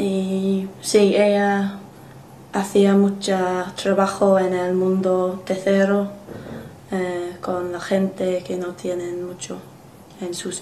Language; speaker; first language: Spanish; non-native, learner; English